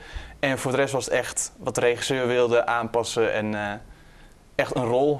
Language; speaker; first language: Dutch; native; Dutch